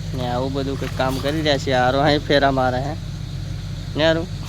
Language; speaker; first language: Gujarati; non-native, local second language; Bhili